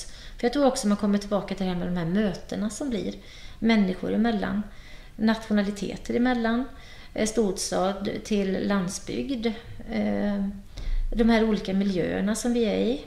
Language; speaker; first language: Swedish; native; Swedish